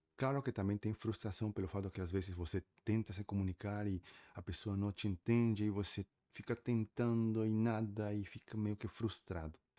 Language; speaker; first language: Portuguese; non-native, fluent; Spanish